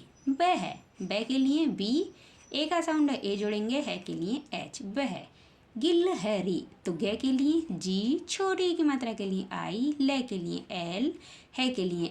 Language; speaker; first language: Hindi; native; Hindi